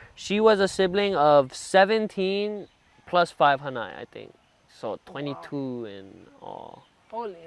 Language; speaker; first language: English; native; English